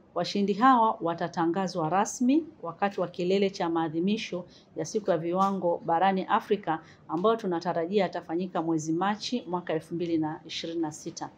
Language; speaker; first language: Swahili; native; Swahili